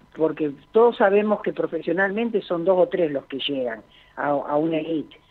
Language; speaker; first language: Spanish; native; Spanish